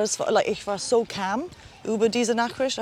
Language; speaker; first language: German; non-native, learner; English